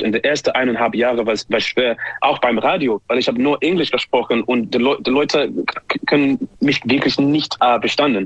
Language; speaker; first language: German; non-native, learner; English